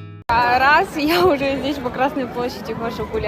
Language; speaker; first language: Russian; native; Russian